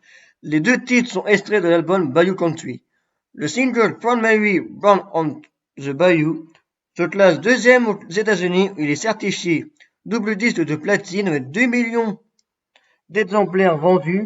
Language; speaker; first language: French; native; French